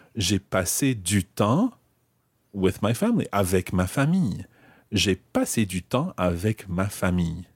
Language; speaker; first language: French; non-native, fluent; English